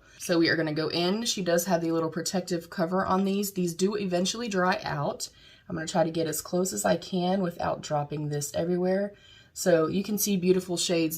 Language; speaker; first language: English; native; English